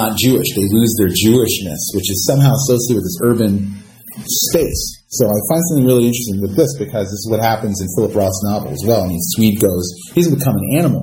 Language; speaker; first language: English; native; English